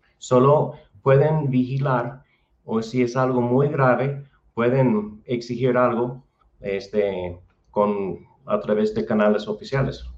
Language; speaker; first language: Spanish; non-native, fluent; English